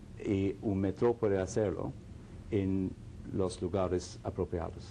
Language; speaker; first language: Spanish; non-native, fluent; English